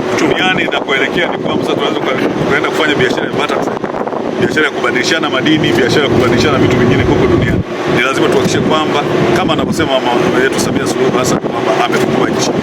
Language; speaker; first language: Swahili; native; Swahili